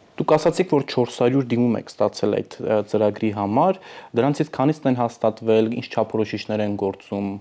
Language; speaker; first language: Armenian; native; Armenian